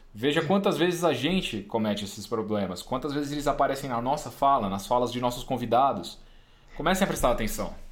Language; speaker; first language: Portuguese; native; Portuguese